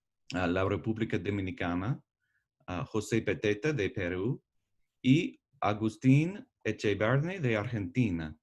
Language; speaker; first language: Spanish; non-native, learner; English